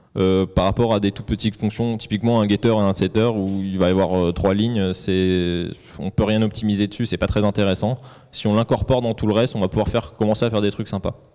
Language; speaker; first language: French; native; French